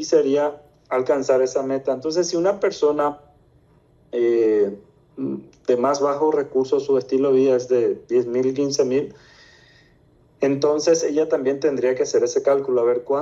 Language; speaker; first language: Spanish; native; Spanish